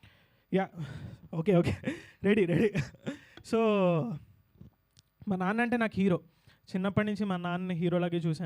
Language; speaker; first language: Telugu; native; Telugu